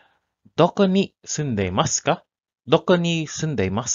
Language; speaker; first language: Japanese; non-native, learner; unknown